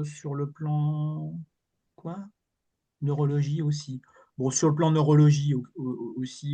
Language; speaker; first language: French; native; French